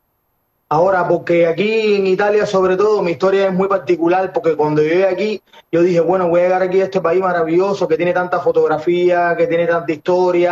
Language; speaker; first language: Spanish; native; Spanish